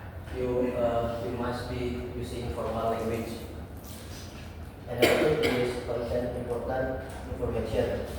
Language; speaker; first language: English; non-native, learner; Indonesian